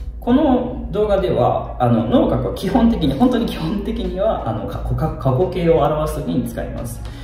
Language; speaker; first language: Japanese; native; Japanese